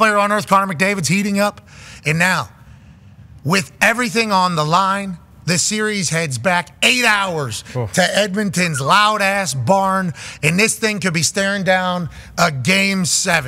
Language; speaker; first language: English; native; English